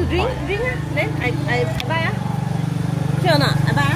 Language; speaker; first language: English; non-native, local second language; Chinese